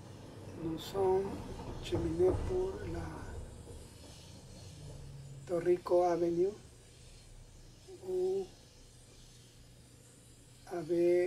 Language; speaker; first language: French; non-native, learner; Spanish